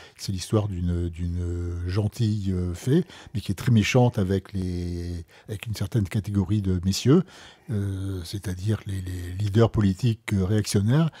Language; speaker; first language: French; native; French